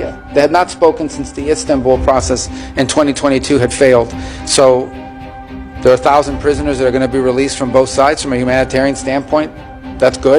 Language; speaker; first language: English; native; English